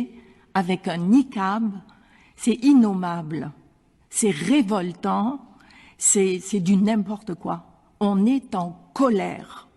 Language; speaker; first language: French; non-native, local second language; Arabic